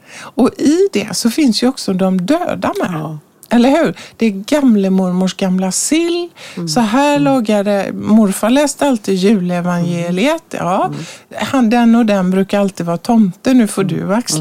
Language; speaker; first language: Swedish; native; Swedish